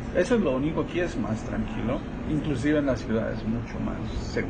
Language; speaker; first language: Spanish; native; Spanish